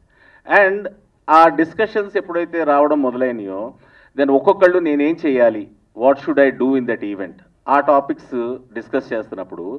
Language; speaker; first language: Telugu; native; Telugu